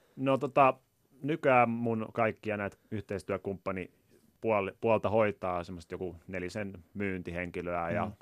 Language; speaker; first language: Finnish; native; Finnish